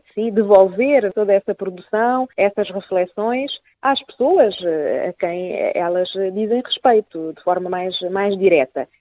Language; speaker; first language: Portuguese; native; Portuguese